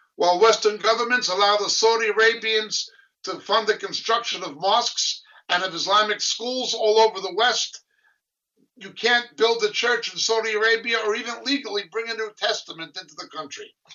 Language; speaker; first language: English; native; English